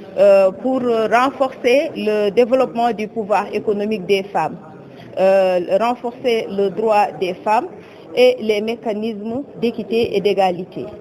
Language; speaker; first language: French; native; French